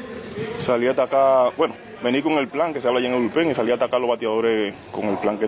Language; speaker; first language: Spanish; native; Spanish